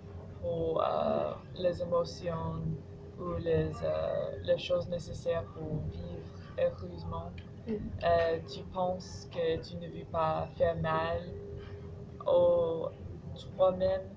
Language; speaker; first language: French; non-native, learner; English